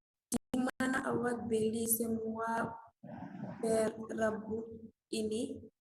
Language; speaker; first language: Indonesian; non-native, learner; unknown